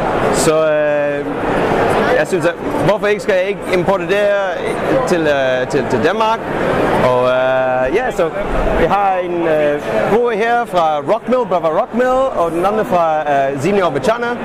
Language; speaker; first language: Danish; non-native, fluent; English